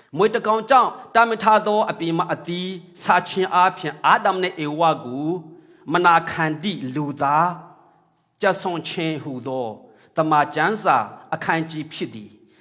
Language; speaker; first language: Burmese; non-native, local second language; Hakha Chin